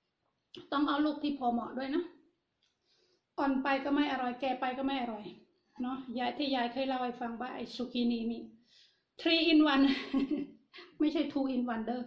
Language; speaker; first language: Thai; non-native, local second language; Northeastern Thai